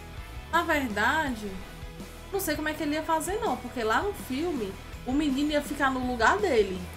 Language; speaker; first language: Portuguese; native; Portuguese